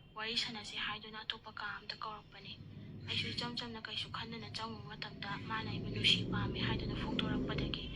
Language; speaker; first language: Manipuri; native; Manipuri